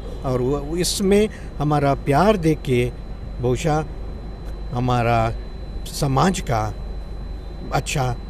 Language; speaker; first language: Hindi; non-native, local second language; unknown